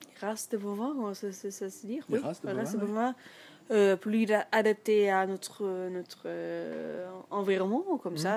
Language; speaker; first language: French; non-native, learner; German